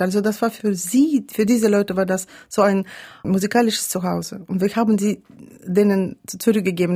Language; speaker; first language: German; non-native, fluent; Russian